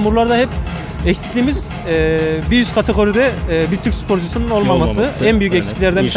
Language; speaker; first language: Turkish; native; Turkish